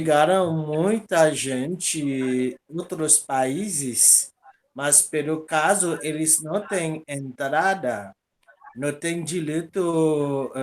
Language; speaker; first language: Portuguese; non-native, local second language; Haitian Creole